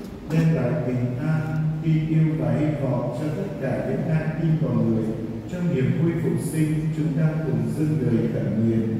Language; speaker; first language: Vietnamese; native; Vietnamese